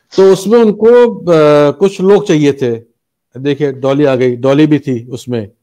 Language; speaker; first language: Hindi; native; Hindi